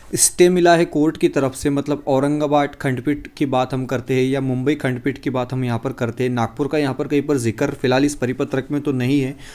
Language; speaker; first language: Hindi; non-native, local second language; Marathi